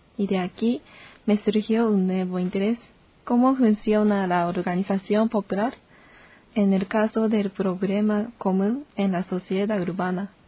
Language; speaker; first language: Spanish; non-native, fluent; Japanese